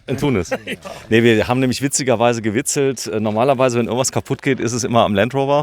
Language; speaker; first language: German; native; German